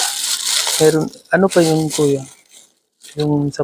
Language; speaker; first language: Filipino; non-native, learner; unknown